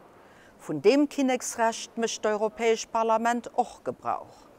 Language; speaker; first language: German; non-native, local second language; Luxembourgish